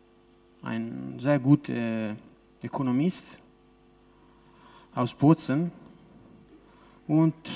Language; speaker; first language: German; non-native, local second language; Italian